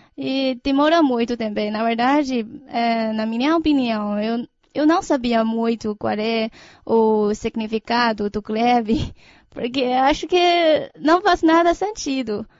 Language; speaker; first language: Portuguese; non-native, fluent; Chinese